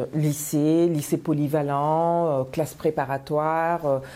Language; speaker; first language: French; non-native, local second language; Bambara